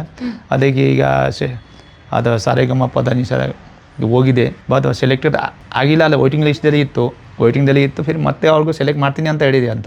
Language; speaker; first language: Kannada; non-native, learner; Nepali